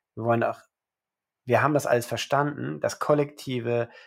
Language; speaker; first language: German; native; German